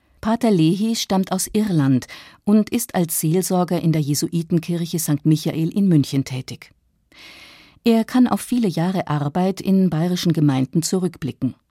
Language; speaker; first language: German; native; German